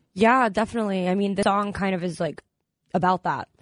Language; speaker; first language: English; native; English